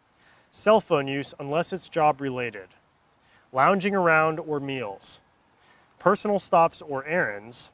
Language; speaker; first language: English; native; English